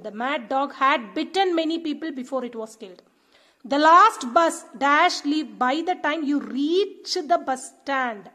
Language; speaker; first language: English; non-native, local second language; Tamil